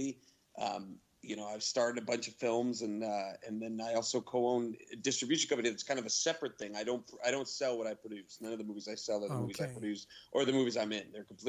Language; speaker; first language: English; native; English